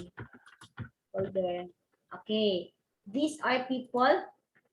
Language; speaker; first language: English; non-native, local second language; Cebuano